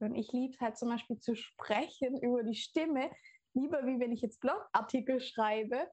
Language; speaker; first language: German; native; German